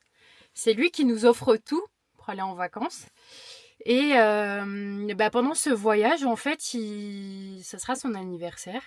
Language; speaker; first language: French; native; French